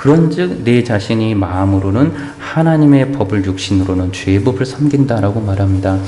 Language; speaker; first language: Korean; native; Korean